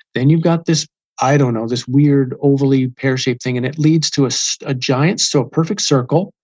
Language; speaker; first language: English; native; English